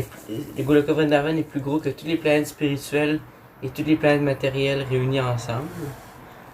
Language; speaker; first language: French; native; French